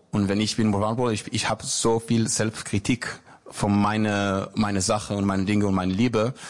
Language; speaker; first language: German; non-native, learner; Hebrew